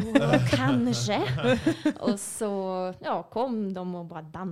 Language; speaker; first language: Swedish; non-native, fluent; Russian